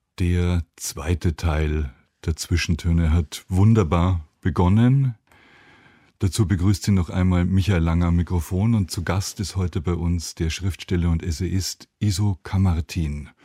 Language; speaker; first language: German; native; German